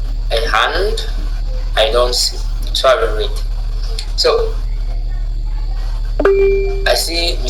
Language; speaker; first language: English; non-native, fluent; French